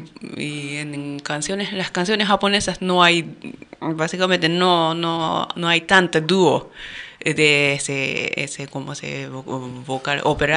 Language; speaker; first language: Spanish; non-native, learner; Japanese